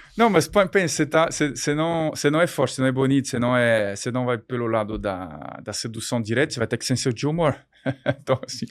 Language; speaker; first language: Portuguese; non-native, fluent; French